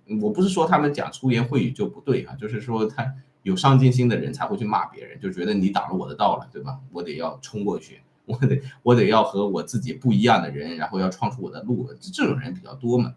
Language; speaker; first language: Chinese; native; Chinese